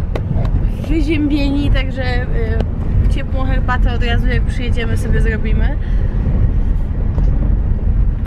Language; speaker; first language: Polish; native; Polish